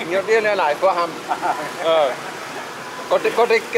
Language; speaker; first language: Vietnamese; non-native, learner; English